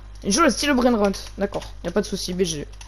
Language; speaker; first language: French; native; French